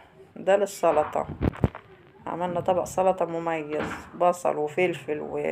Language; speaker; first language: Arabic; native; Arabic